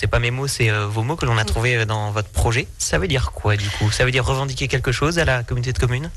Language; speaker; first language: French; native; French